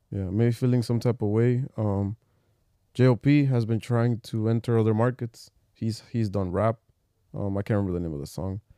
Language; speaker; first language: English; early bilingual, other home language; Spanish